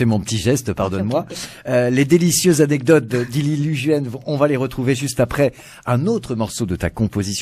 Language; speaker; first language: French; native; French